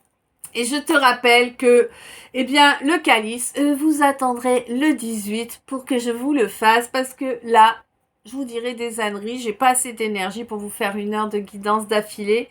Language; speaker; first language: French; native; French